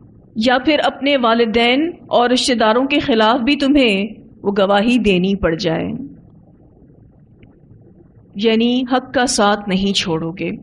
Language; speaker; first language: Urdu; native; Urdu